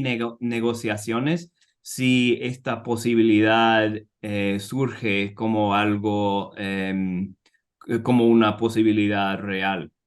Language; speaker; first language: Spanish; non-native, fluent; English